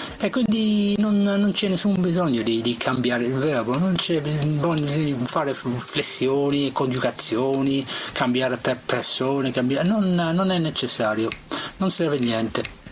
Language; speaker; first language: Italian; non-native, fluent; English